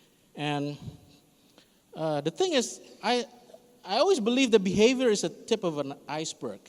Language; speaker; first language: English; non-native, fluent; Indonesian